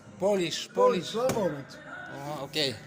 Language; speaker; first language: English; non-native, learner; Ukrainian